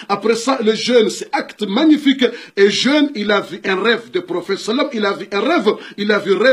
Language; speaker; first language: French; non-native, learner; Comorian